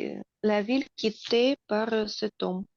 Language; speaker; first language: French; non-native, learner; Russian